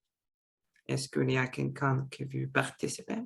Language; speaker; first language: French; non-native, fluent; Russian